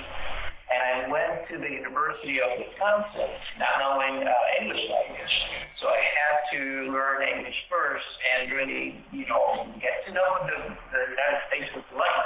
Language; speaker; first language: English; non-native, fluent; Spanish